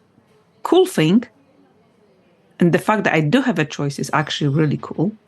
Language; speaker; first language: English; non-native, fluent; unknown